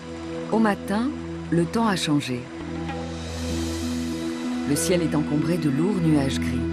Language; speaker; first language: French; native; French